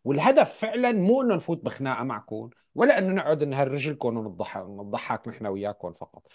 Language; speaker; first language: Arabic; native; Arabic